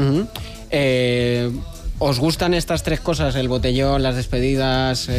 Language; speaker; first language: Spanish; native; Spanish